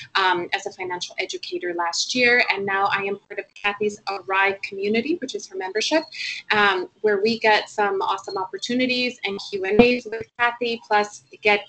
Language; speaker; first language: English; non-native, fluent; Spanish